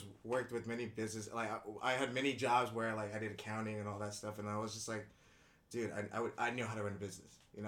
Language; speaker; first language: English; early bilingual, other home language; Indonesian